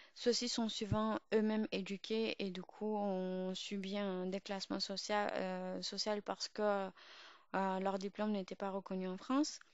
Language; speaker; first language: French; early bilingual, other home language; Urdu